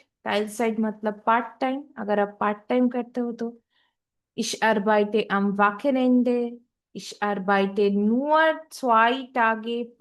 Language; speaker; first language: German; non-native, fluent; Hindi